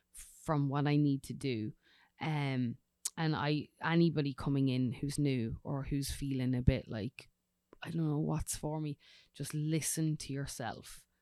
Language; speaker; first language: English; native; English